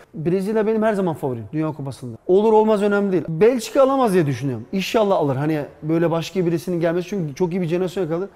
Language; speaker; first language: Turkish; early bilingual, heritage; Turkish